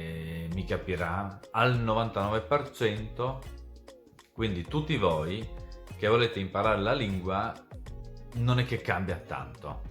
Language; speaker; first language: Italian; non-native, fluent; Serbian